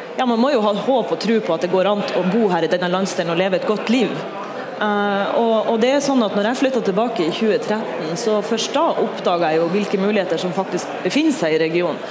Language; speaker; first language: Norwegian; native; Norwegian